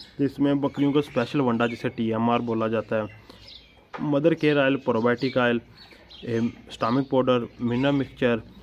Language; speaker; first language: Urdu; non-native, local second language; Punjabi